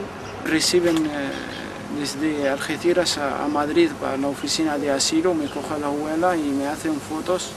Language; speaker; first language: Spanish; non-native, learner; Arabic